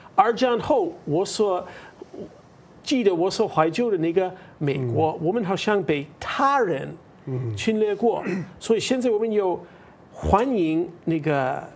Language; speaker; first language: Chinese; non-native, fluent; English